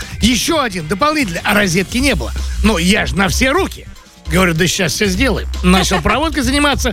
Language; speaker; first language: Russian; native; Russian